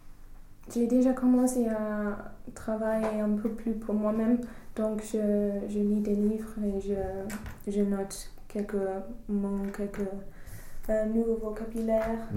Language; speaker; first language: French; non-native, fluent; English